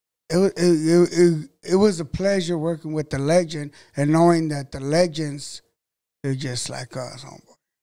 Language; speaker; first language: English; early bilingual, other home language; Spanish